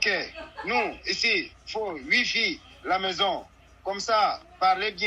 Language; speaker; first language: French; non-native, learner; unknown